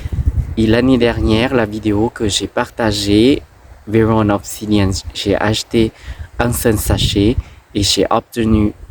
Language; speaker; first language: French; non-native, fluent; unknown